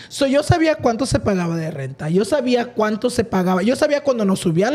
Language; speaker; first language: Spanish; early bilingual, heritage; Spanish